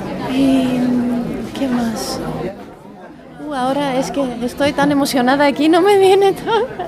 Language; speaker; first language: Spanish; non-native, fluent; Greek